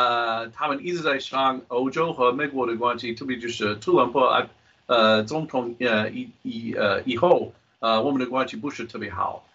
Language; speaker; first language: Chinese; non-native, fluent; English